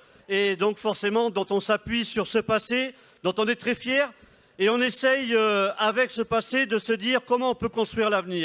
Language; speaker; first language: French; native; French